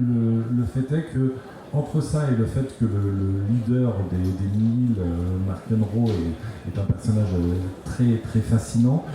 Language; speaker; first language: French; native; French